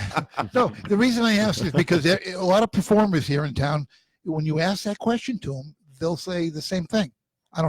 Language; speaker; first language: English; native; English